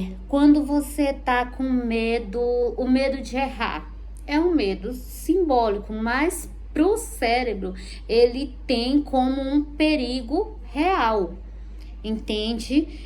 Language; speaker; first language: Portuguese; native; Portuguese